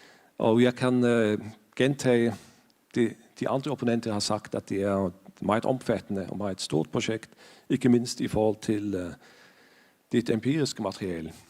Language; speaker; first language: Danish; non-native, fluent; Faroese